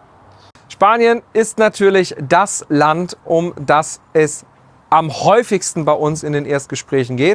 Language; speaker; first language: German; native; German